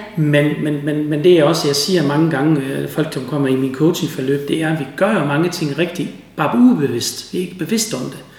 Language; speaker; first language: Danish; native; Danish